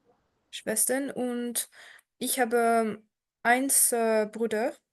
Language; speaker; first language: German; non-native, learner; French